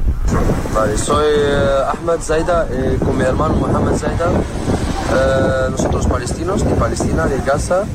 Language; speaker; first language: Spanish; non-native, learner; Arabic